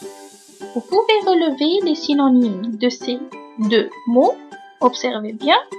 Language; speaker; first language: French; non-native, local second language; Arabic